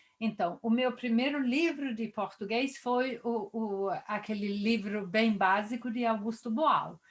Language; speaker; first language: Portuguese; non-native, fluent; Swedish